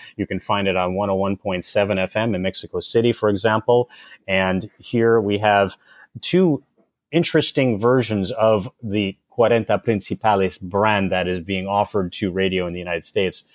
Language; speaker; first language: English; native; English